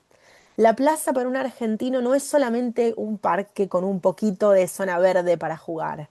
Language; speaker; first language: Spanish; native; Spanish